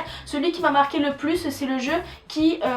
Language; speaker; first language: French; native; French